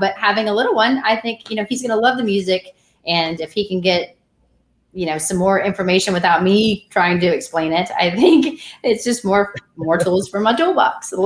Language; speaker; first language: English; native; English